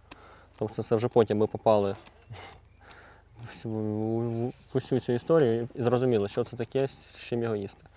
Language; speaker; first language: Ukrainian; native; Ukrainian